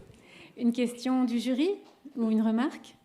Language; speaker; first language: French; native; French